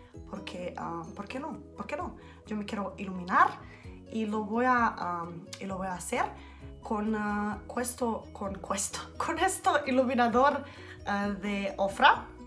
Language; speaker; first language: Spanish; non-native, learner; Bosnian